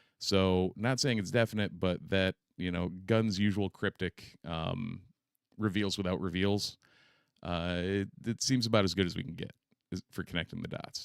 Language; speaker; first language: English; native; English